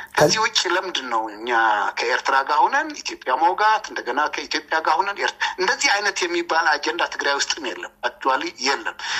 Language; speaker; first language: Amharic; non-native, local second language; Tigrinya